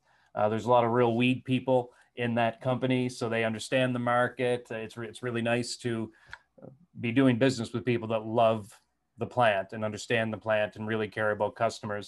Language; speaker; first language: English; native; English